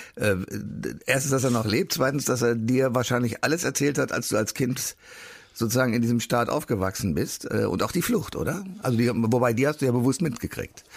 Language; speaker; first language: German; native; German